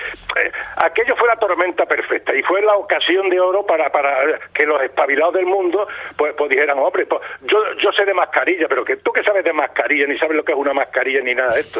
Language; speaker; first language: Spanish; native; Spanish